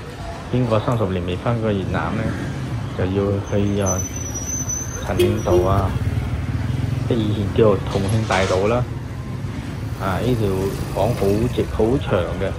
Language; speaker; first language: Chinese; early bilingual, heritage; Cantonese